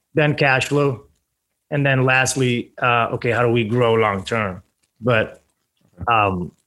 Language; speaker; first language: English; non-native, fluent; Spanish